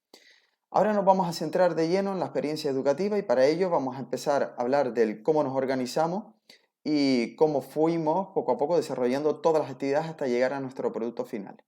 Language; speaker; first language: Spanish; native; Spanish